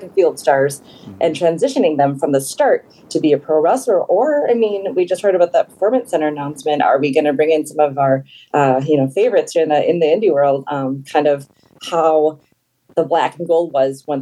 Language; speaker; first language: English; native; English